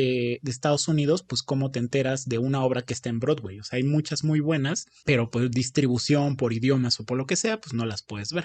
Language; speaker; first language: Spanish; native; Spanish